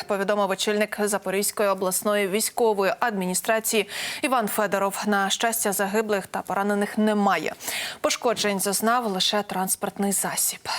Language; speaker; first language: Ukrainian; native; Ukrainian